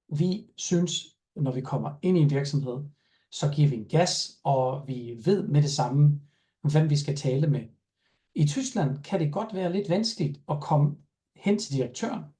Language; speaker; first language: Danish; non-native, fluent; German